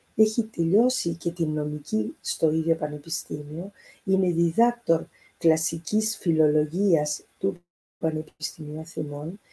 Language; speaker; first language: Greek; early bilingual, heritage; Greek